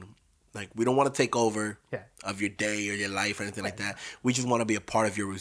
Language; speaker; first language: English; native; English